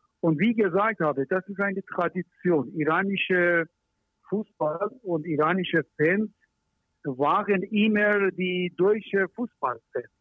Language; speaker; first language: German; non-native, learner; Persian